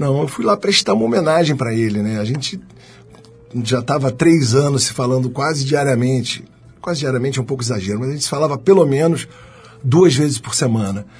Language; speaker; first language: Portuguese; native; Portuguese